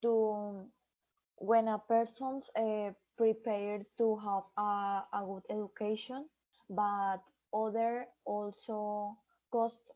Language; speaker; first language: English; non-native, learner; Spanish